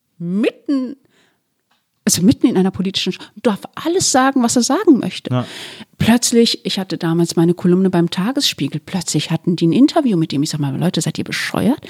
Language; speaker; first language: German; early bilingual, other home language; Turkish